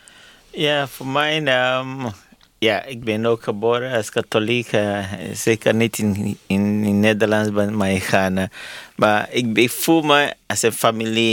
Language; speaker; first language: Dutch; non-native, learner; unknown